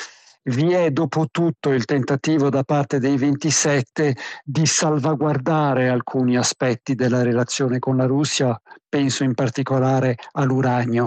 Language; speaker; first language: Italian; native; Italian